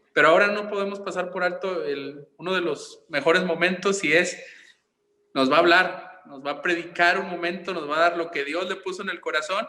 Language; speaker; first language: Spanish; native; Spanish